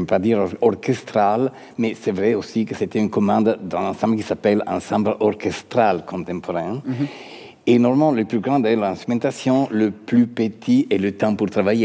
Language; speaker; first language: French; non-native, fluent; Italian